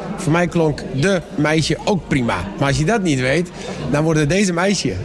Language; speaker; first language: Dutch; early bilingual, other home language; Persian